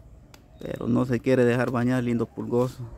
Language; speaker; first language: Spanish; native; Spanish